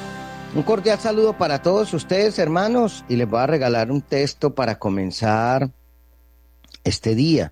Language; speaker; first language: Spanish; native; Spanish